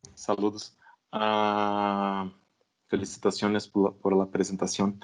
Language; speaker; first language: Spanish; non-native, fluent; Portuguese